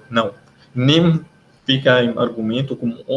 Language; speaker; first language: Portuguese; non-native, learner; Arabic